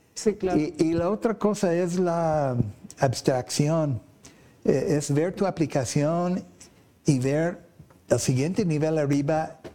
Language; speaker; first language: Spanish; non-native, fluent; English